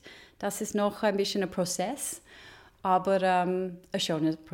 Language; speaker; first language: German; non-native, learner; English